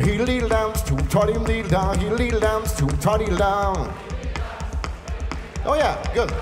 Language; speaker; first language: English; non-native, fluent; French